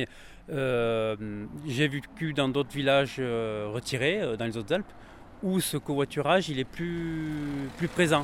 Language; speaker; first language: French; native; French